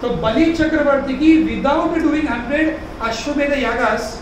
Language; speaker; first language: Hindi; non-native, local second language; Telugu